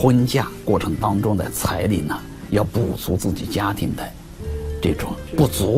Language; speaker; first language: Chinese; native; Chinese